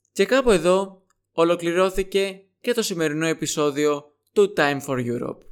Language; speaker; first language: Greek; native; Greek